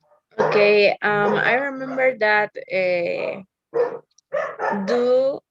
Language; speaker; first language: English; non-native, learner; Spanish